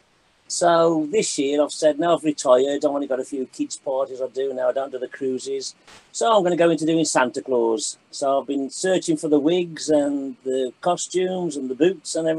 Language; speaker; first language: English; native; English